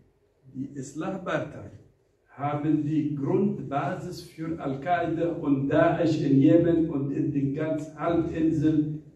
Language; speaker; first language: German; non-native, fluent; Arabic